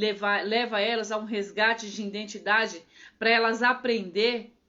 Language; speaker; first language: Portuguese; native; Portuguese